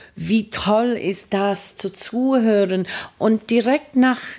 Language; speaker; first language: German; non-native, fluent; English